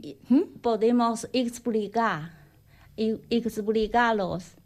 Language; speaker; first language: Spanish; non-native, learner; Chinese